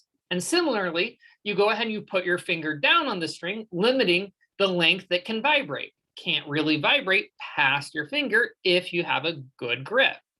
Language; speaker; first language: English; native; English